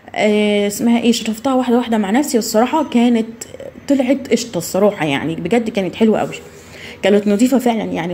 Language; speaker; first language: Arabic; native; Arabic